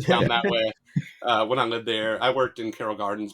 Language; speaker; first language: English; native; English